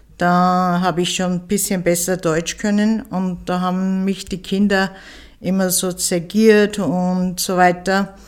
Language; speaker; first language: German; early bilingual, other home language; Turkish